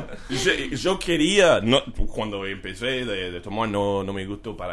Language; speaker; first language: Spanish; non-native, learner; English